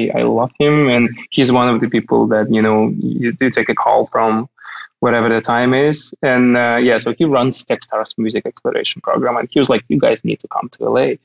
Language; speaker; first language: English; non-native, fluent; Russian